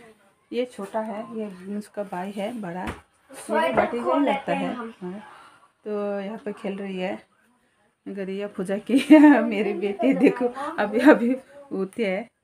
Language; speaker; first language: Hindi; non-native, local second language; Kok Borok